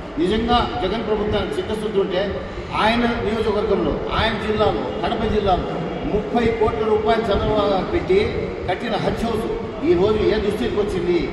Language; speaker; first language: Telugu; non-native, local second language; Urdu